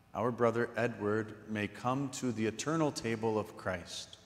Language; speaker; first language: English; native; English